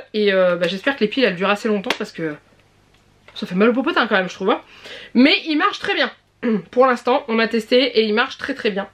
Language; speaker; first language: French; native; French